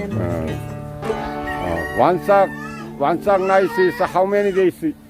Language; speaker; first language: English; non-native, learner; Korean